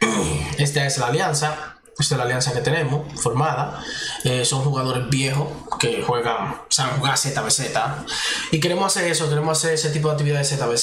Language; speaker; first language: Spanish; native; Spanish